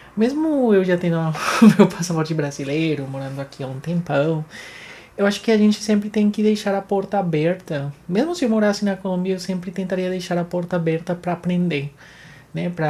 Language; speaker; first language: Portuguese; non-native, fluent; Spanish